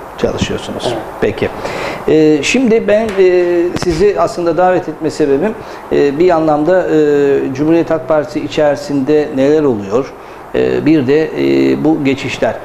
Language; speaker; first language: Turkish; native; Turkish